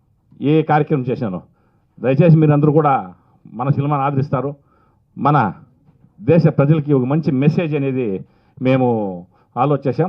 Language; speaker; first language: Telugu; native; Telugu